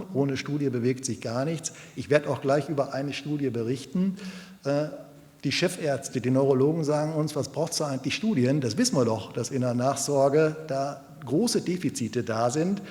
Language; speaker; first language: German; native; German